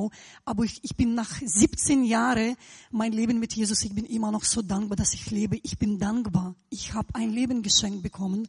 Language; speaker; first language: German; non-native, fluent; Russian